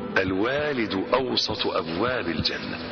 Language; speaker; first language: Arabic; native; Arabic